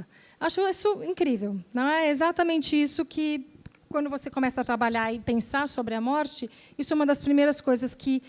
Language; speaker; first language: Portuguese; early bilingual, other home language; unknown